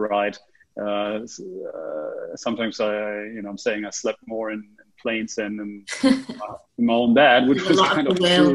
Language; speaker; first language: English; non-native, fluent; German